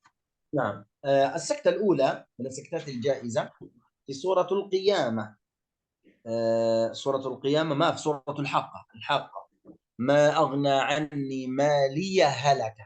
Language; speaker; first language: Arabic; native; Arabic